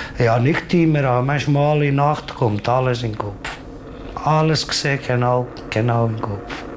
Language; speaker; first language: German; non-native, learner; Portuguese